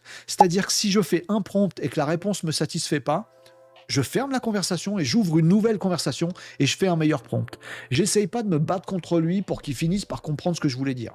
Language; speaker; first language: French; native; French